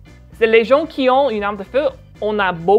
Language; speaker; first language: French; non-native, fluent; English